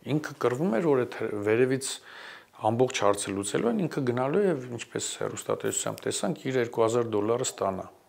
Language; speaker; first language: Armenian; native; Armenian